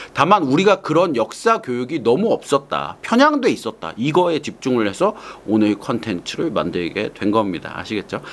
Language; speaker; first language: Korean; native; Korean